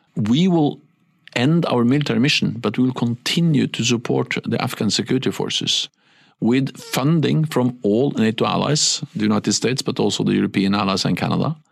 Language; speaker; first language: English; non-native, fluent; Norwegian